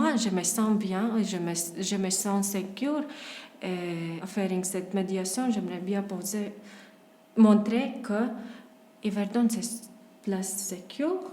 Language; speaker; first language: French; non-native, fluent; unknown